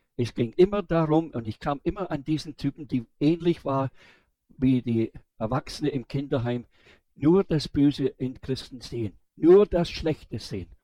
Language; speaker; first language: German; non-native, fluent; English